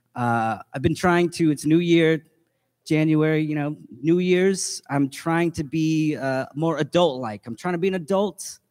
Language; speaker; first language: English; native; English